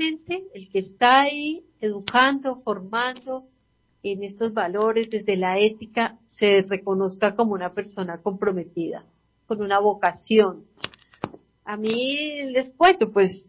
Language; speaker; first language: Spanish; native; Spanish